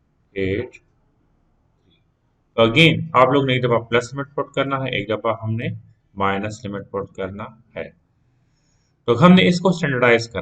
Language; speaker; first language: Hindi; non-native, local second language; Punjabi